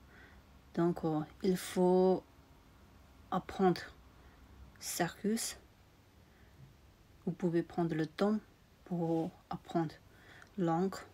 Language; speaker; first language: French; non-native, learner; Tibetan